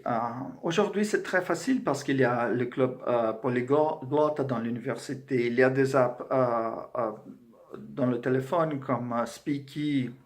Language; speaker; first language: French; non-native, fluent; Portuguese